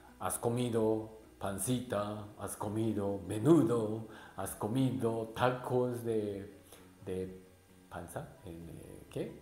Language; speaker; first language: Spanish; non-native, learner; Japanese